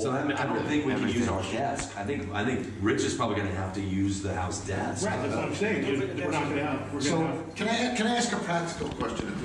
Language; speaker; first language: English; native; English